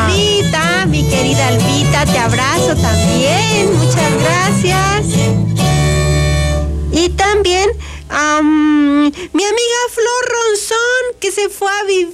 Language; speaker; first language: Spanish; native; Spanish